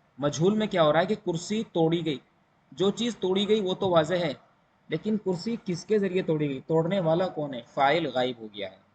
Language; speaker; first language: Urdu; native; Urdu